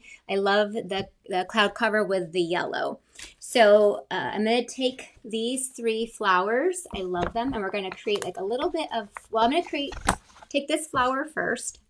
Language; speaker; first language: English; native; English